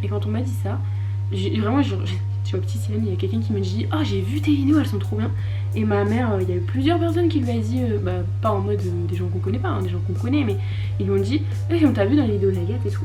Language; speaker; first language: French; native; French